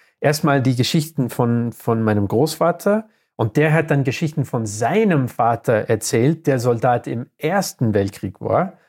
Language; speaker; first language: German; non-native, fluent; English